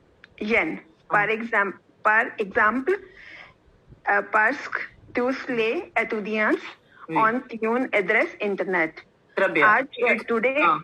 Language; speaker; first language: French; non-native, learner; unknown